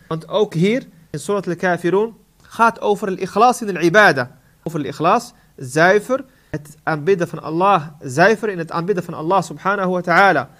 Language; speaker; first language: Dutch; non-native, fluent; Arabic